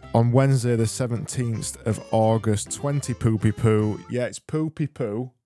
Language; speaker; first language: English; native; English